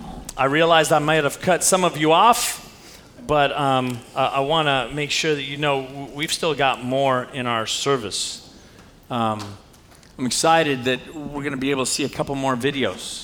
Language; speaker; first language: English; native; English